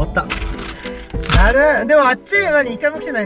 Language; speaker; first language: Japanese; native; Japanese